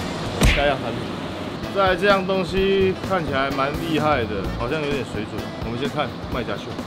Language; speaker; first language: Chinese; native; Chinese